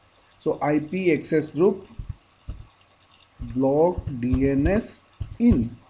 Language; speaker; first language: English; non-native, local second language; Hindi